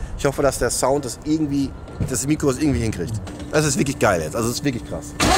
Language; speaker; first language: German; native; German